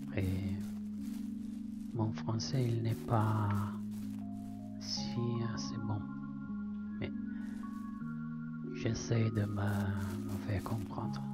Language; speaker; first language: French; non-native, learner; Italian